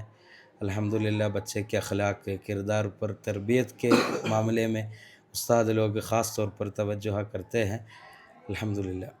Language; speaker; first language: Hindi; non-native, local second language; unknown